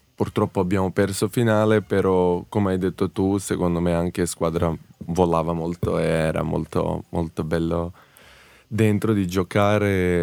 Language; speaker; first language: Italian; non-native, fluent; Serbian